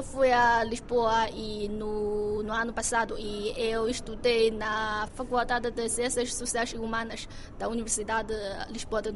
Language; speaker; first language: Portuguese; non-native, fluent; Chinese